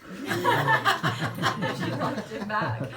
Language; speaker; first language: English; early bilingual, other home language; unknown